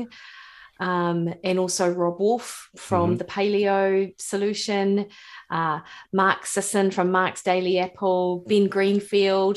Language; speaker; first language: English; native; English